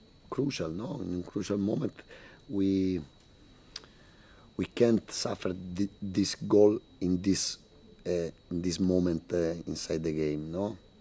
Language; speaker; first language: English; non-native, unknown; Italian